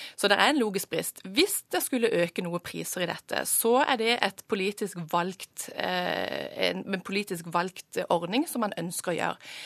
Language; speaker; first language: Norwegian; native; Norwegian